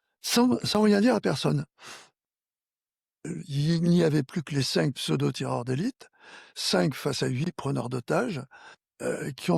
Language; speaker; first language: French; native; French